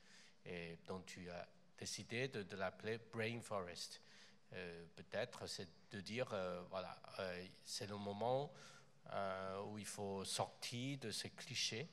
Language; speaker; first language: French; non-native, fluent; Chinese